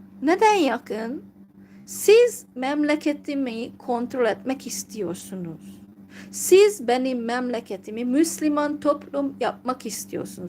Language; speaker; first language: Turkish; non-native, fluent; Hungarian